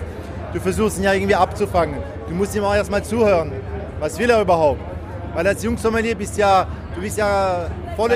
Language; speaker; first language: German; native; German